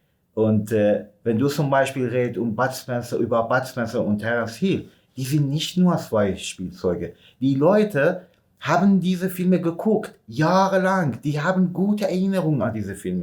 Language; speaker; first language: German; non-native, fluent; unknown